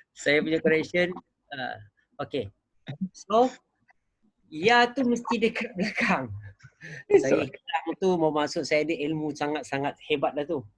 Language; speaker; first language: Malay; native; Malay